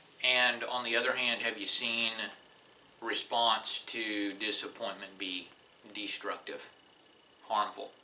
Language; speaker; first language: English; native; English